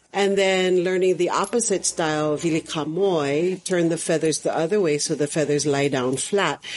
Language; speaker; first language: English; native; English